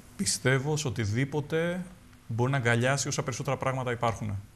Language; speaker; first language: Greek; native; Greek